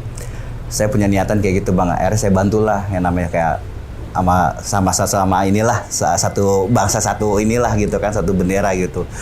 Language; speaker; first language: Indonesian; native; Indonesian